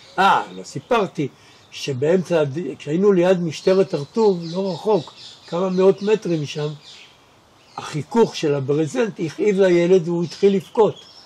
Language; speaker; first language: Hebrew; native; Hebrew